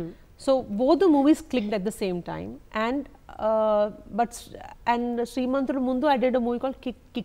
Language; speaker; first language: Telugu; non-native, local second language; Malayalam